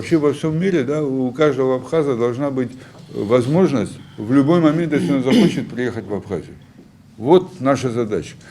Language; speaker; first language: Russian; non-native, fluent; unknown